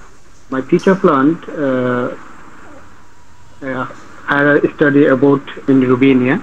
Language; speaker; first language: English; non-native, learner; Bangla